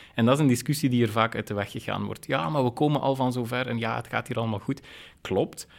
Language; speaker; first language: Dutch; native; Dutch